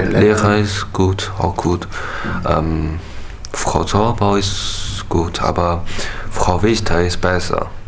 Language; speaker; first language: German; non-native, learner; Chinese